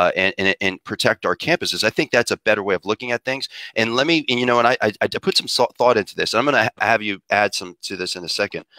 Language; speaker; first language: English; native; English